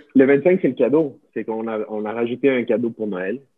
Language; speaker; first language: French; native; French